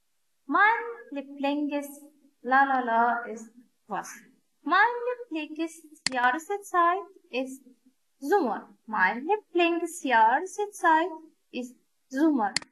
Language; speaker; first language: German; non-native, learner; Arabic